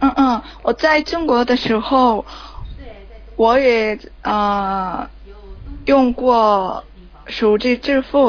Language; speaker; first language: Chinese; non-native, learner; Korean